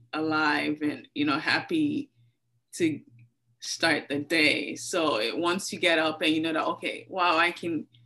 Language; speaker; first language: English; non-native, local second language; Yoruba